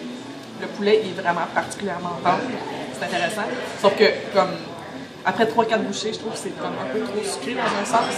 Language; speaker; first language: French; native; French